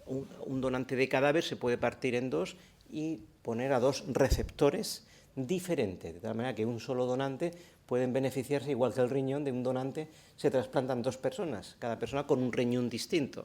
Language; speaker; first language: Spanish; native; Spanish